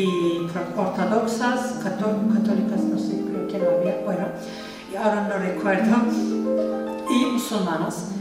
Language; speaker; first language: Spanish; non-native, fluent; Turkish